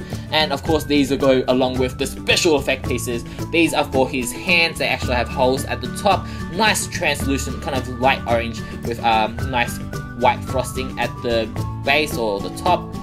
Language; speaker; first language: English; native; English